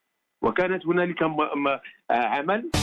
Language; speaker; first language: Arabic; native; Arabic